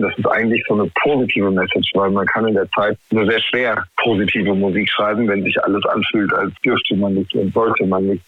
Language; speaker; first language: German; native; German